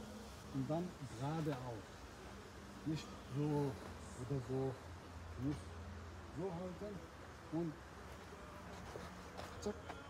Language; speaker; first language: German; non-native, learner; Chechen